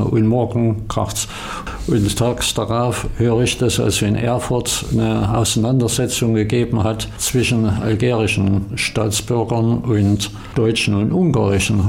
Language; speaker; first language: German; native; German